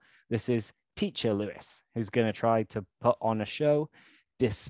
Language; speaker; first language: English; native; English